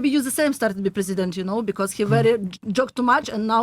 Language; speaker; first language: English; non-native, learner; Russian